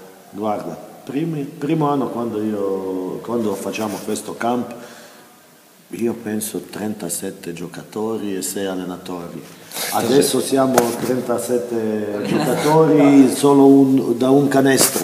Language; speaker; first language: Italian; non-native, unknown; Croatian